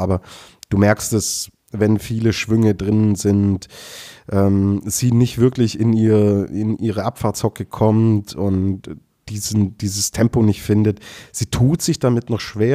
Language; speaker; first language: German; native; German